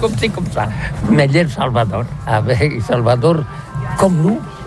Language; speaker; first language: French; non-native, learner; Catalan